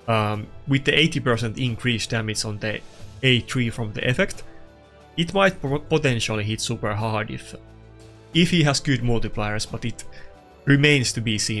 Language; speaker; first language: English; non-native, fluent; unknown